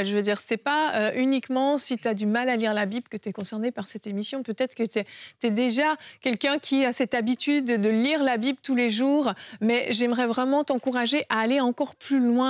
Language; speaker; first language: French; native; French